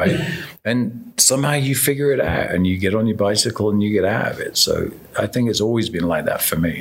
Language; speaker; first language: English; native; English